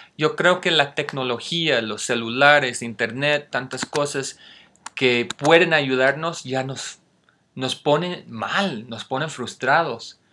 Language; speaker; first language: Spanish; non-native, fluent; English